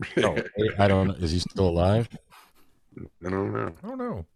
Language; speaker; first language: English; native; English